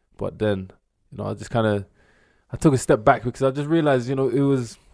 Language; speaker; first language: English; native; English